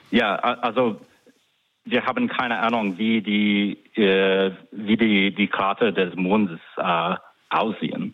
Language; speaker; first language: German; non-native, fluent; English